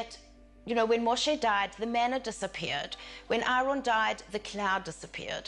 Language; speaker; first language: English; native; English